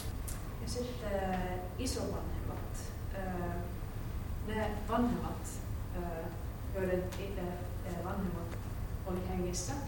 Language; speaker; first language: Finnish; non-native, learner; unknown